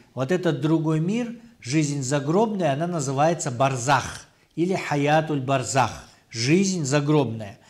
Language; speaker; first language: Russian; non-native, local second language; Kyrgyz